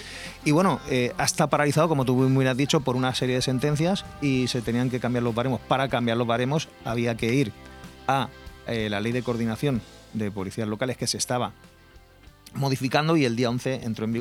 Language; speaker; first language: Spanish; native; Spanish